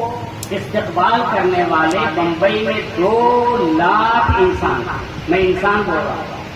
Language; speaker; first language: Urdu; native; Urdu